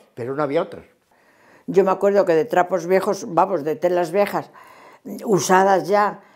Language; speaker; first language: Spanish; native; Spanish